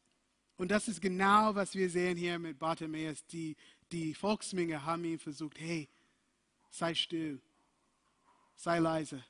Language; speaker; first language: German; non-native, fluent; English